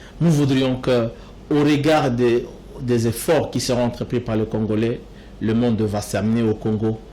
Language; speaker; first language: French; non-native, local second language; Lingala